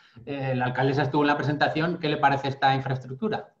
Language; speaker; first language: Spanish; native; Spanish